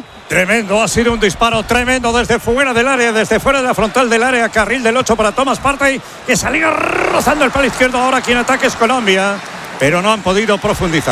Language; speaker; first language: Spanish; native; Spanish